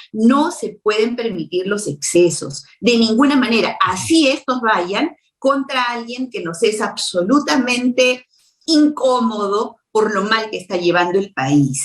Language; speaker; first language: Spanish; native; Spanish